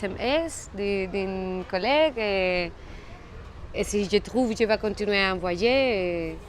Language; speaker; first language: French; non-native, fluent; Spanish